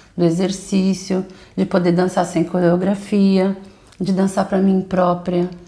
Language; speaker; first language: Portuguese; native; Portuguese